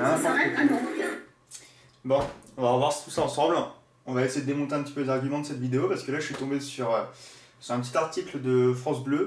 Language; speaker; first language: French; native; French